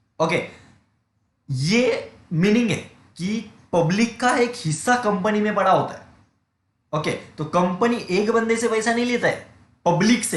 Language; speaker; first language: Hindi; non-native, local second language; Marathi